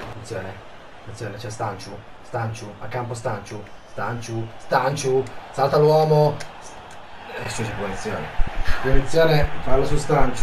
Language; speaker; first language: Italian; native; Italian